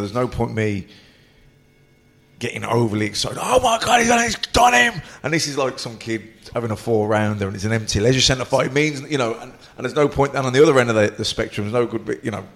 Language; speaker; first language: English; native; English